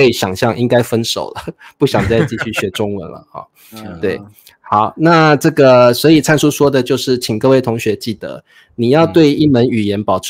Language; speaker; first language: Chinese; native; Chinese